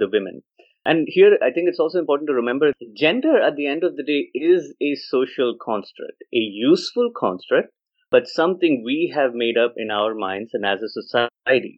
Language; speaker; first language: English; non-native, local second language; Odia